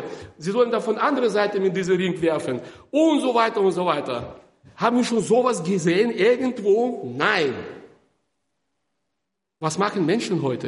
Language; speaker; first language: German; non-native, fluent; Russian